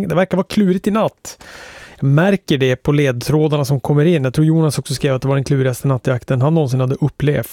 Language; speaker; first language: Swedish; native; Swedish